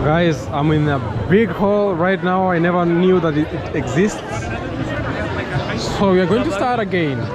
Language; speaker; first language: English; non-native, local second language; Swahili